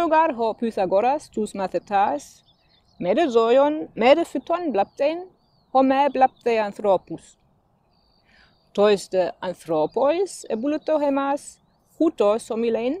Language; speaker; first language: Greek; non-native, fluent; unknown